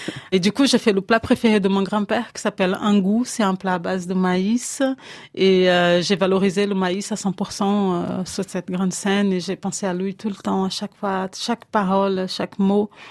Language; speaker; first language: French; non-native, fluent; Portuguese